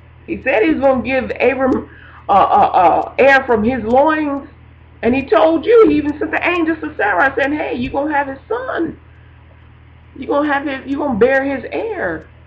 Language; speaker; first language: English; native; English